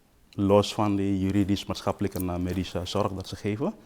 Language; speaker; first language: Dutch; non-native, fluent; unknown